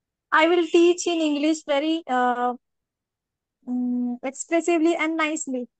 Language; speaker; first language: English; non-native, learner; Marathi